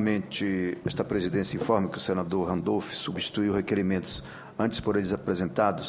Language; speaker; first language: Portuguese; native; Portuguese